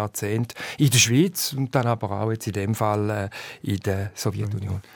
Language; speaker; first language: German; native; German